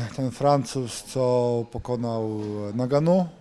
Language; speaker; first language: Polish; native; Polish